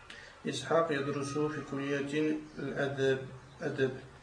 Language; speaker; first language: Arabic; non-native, learner; French